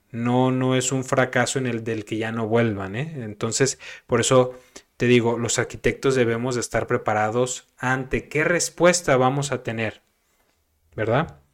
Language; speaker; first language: Spanish; native; Spanish